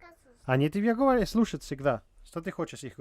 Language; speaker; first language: Russian; non-native, learner; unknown